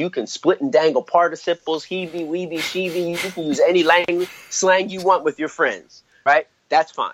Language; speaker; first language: English; native; English